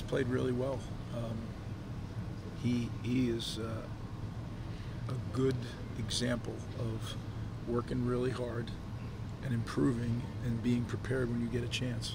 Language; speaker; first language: English; native; English